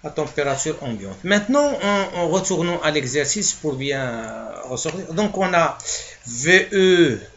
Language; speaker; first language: French; non-native, local second language; Arabic